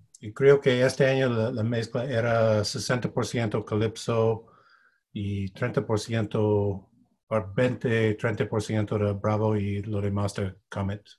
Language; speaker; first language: Spanish; non-native, fluent; English